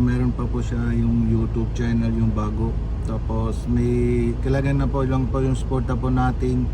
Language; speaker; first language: Filipino; non-native, learner; Punjabi